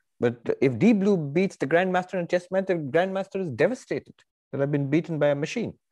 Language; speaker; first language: English; non-native, local second language; Bangla